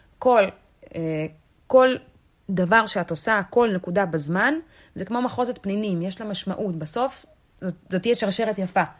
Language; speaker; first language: Hebrew; early bilingual, other home language; Russian